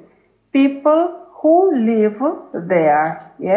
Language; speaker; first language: English; non-native, learner; Spanish